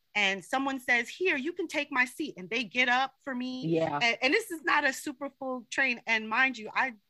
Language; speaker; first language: English; native; English